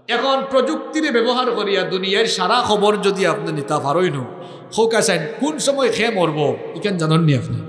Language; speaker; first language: Bangla; non-native, local second language; Sylheti